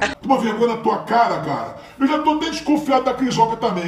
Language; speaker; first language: Portuguese; native; Portuguese